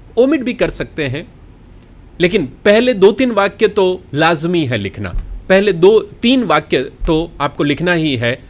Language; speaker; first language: Hindi; non-native, local second language; Gujarati